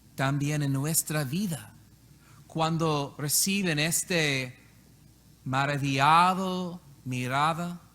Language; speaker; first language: Spanish; non-native, learner; English